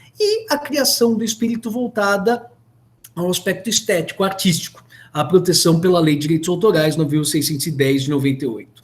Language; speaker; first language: Portuguese; native; Portuguese